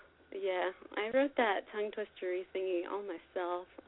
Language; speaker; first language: English; native; English